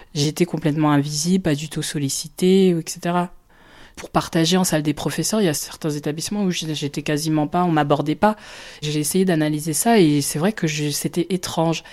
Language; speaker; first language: French; native; French